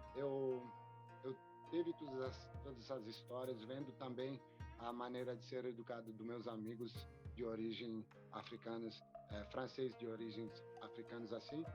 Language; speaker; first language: Portuguese; non-native, fluent; French